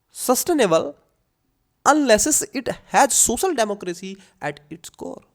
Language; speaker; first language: English; non-native, local second language; Hindi